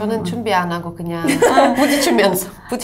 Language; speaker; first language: Korean; non-native, fluent; Russian